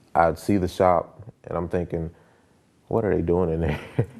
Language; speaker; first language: English; native; English